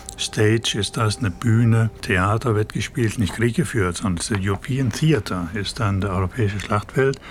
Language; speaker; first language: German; native; German